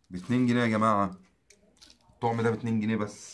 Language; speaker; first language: Arabic; native; Arabic